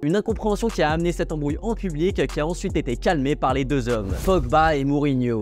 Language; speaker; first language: French; native; French